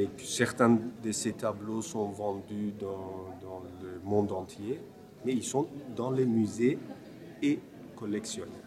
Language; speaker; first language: French; non-native, fluent; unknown